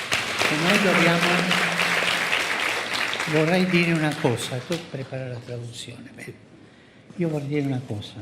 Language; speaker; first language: Italian; non-native, fluent; Spanish